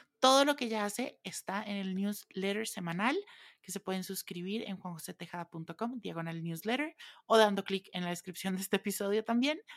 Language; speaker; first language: Spanish; native; Spanish